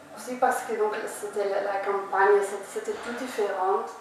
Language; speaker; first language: French; non-native, learner; Dutch